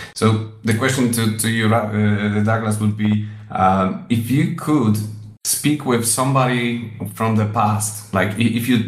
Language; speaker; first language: English; non-native, fluent; Polish